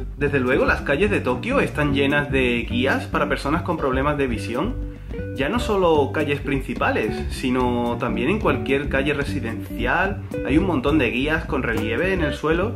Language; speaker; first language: Spanish; native; Spanish